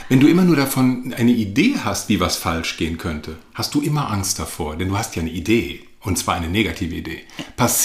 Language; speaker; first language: German; native; German